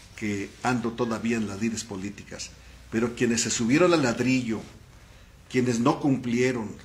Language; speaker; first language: Spanish; native; Spanish